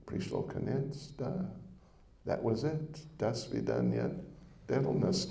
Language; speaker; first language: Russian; non-native, learner; English